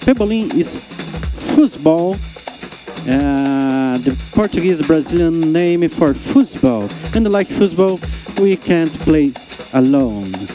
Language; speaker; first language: English; non-native, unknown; Portuguese